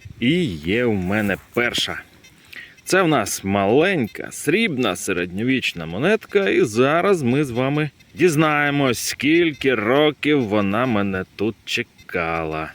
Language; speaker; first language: Ukrainian; native; Ukrainian